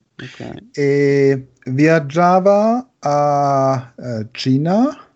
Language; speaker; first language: Italian; non-native, learner; German